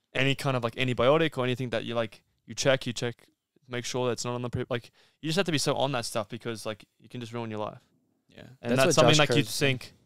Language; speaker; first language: English; native; English